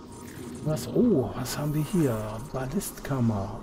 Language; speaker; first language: German; native; German